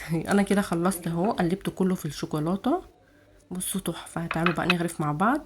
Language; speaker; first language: Arabic; native; Arabic